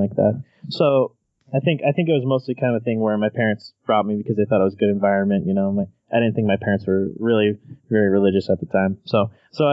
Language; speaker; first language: English; native; English